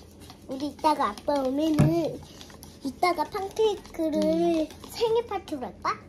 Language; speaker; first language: Korean; early bilingual, other home language; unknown